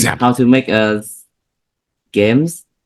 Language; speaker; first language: English; non-native, learner; Vietnamese